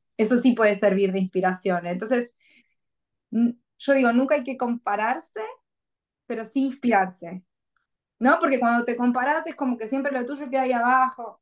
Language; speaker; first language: Spanish; native; Spanish